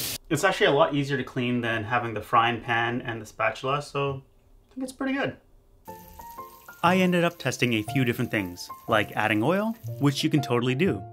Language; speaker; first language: English; native; English